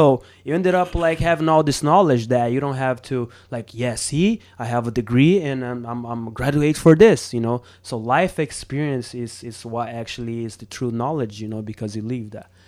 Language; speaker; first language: English; non-native, fluent; Portuguese